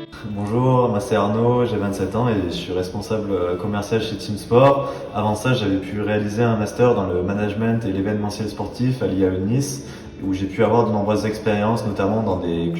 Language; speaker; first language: French; native; French